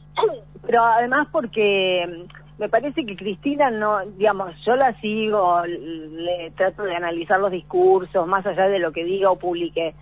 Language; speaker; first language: Spanish; native; Spanish